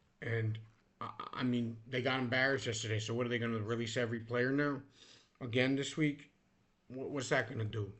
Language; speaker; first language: English; native; English